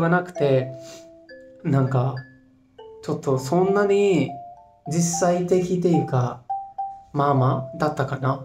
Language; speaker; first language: Japanese; non-native, fluent; Hindi